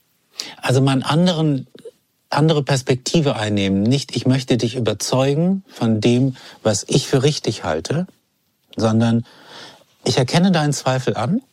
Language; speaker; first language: German; native; German